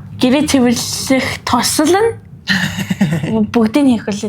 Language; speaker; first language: Mongolian; early bilingual, heritage; Mongolian